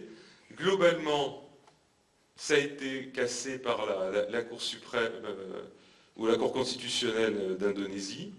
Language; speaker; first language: French; native; French